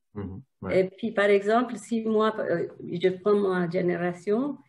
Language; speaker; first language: French; non-native, fluent; Tigrinya